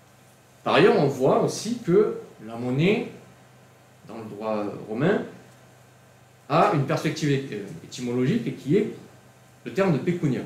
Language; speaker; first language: French; native; French